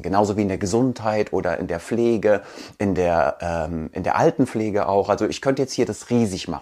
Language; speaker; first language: German; native; German